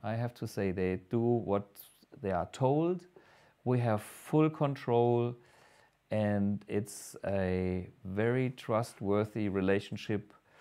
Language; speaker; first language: English; non-native, fluent; German